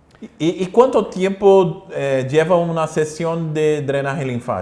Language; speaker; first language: Spanish; non-native, learner; Portuguese